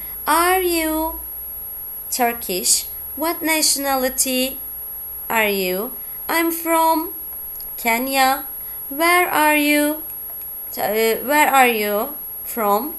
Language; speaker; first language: English; non-native, fluent; Turkish